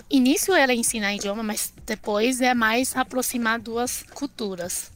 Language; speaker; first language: Portuguese; non-native, fluent; Chinese